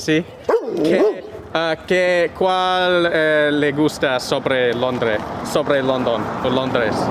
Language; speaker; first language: Spanish; non-native, learner; English